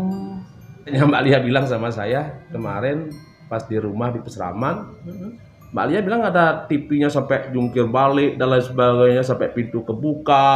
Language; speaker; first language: Indonesian; non-native, local second language; Balinese